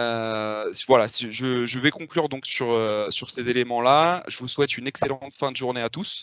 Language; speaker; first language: French; native; French